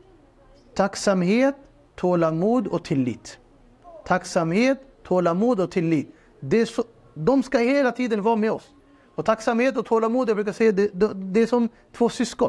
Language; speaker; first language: Swedish; non-native, fluent; Urdu